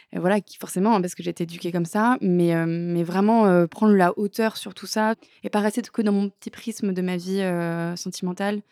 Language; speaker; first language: French; native; French